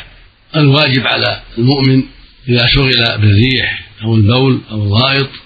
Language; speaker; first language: Arabic; native; Arabic